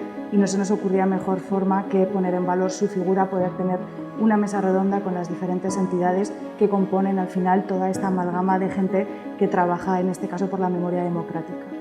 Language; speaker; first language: Spanish; native; Spanish